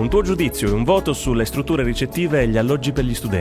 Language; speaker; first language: Italian; native; Italian